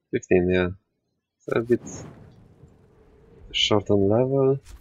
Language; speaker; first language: English; non-native, fluent; Polish